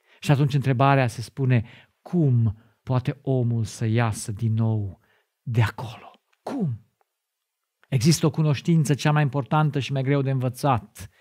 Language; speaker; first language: Romanian; non-native, fluent; German